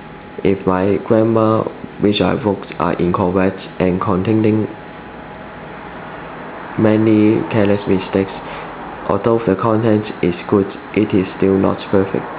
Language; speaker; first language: English; non-native, learner; Cantonese